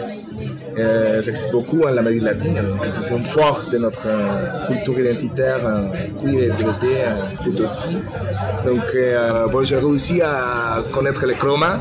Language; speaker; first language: French; non-native, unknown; Spanish